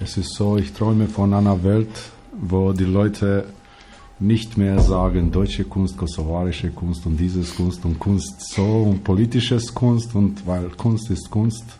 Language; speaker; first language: German; non-native, learner; Albanian